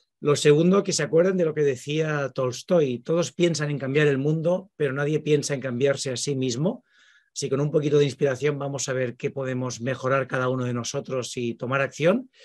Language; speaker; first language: Spanish; native; Spanish